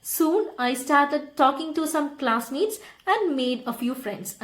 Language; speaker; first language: English; non-native, local second language; Malayalam